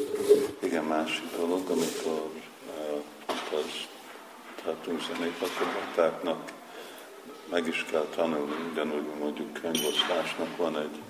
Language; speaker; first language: Hungarian; non-native, fluent; English